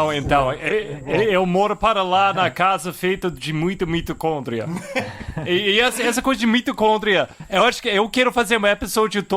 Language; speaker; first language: Portuguese; non-native, fluent; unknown